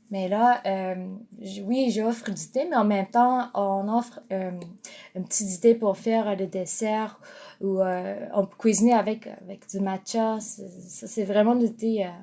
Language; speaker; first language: French; non-native, fluent; Japanese